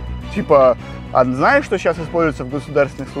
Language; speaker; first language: Russian; native; Russian